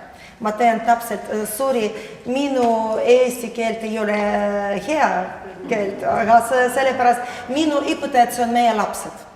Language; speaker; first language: Estonian; non-native, learner; Russian